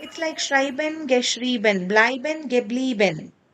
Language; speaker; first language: German; non-native, fluent; Kannada